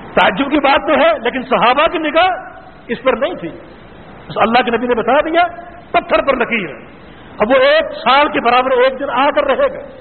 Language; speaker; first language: Urdu; native; Urdu